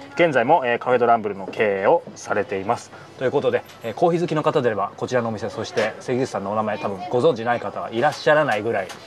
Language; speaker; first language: Japanese; native; Japanese